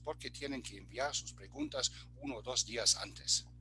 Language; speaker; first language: Spanish; non-native, fluent; German